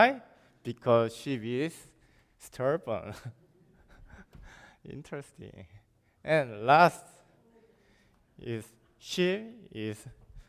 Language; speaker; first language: English; non-native, learner; Korean